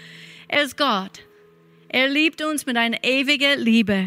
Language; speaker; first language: German; non-native, fluent; English